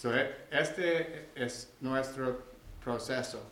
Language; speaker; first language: Spanish; non-native, learner; English